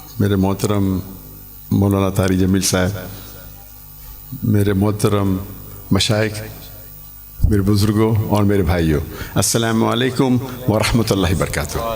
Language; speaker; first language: Urdu; non-native, local second language; English